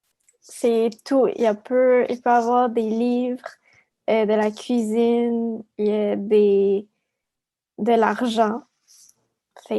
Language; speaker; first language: French; early bilingual, other home language; Spanish